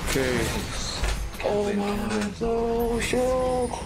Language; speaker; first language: English; non-native, learner; Korean